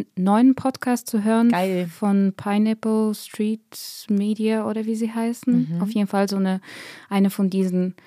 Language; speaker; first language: German; non-native, fluent; Bulgarian